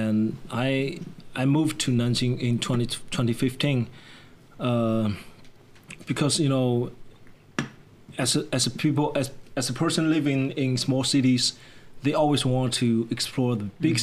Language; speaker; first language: English; non-native, fluent; Chinese